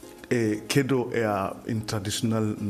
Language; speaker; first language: Danish; non-native, learner; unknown